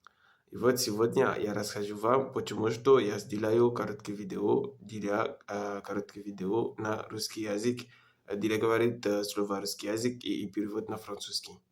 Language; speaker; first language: Russian; non-native, learner; French